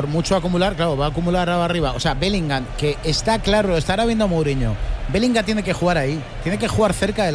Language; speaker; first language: Spanish; native; Spanish